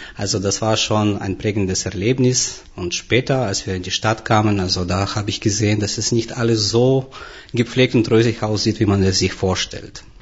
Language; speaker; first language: German; non-native, fluent; Russian